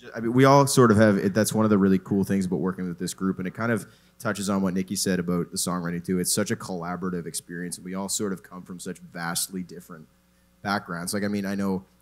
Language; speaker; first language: English; native; English